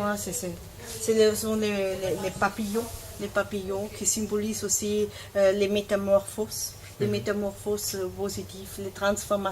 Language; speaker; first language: French; non-native, learner; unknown